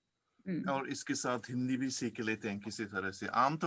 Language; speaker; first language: Hindi; non-native, fluent; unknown